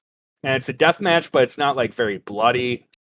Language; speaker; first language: English; native; English